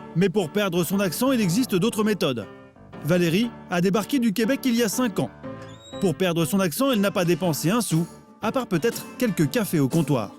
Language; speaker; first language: French; native; French